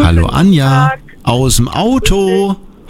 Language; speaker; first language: German; native; German